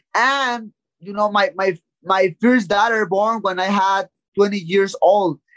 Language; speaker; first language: English; non-native, learner; Spanish